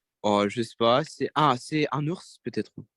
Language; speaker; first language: French; non-native, learner; Russian